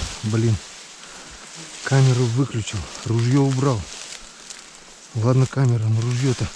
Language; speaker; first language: Russian; native; Russian